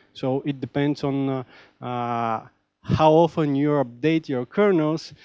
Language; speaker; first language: English; non-native, fluent; Bulgarian